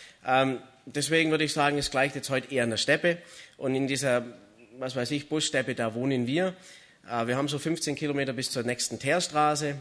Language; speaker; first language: German; native; German